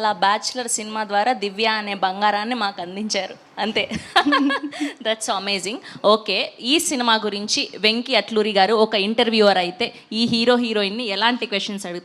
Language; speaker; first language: Telugu; native; Telugu